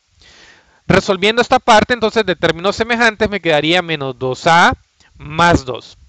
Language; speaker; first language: Spanish; native; Spanish